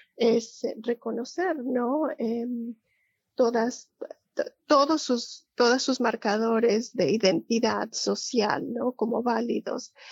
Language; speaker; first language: Spanish; native; Spanish